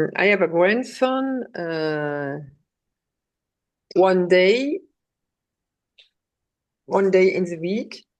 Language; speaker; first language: English; non-native, learner; French